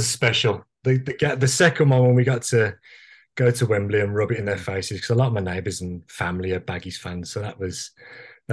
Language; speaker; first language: English; native; English